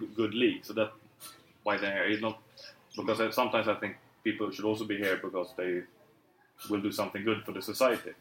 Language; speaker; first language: English; non-native, fluent; Swedish